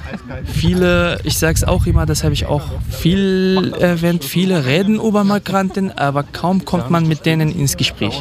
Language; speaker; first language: German; non-native, fluent; Kurdish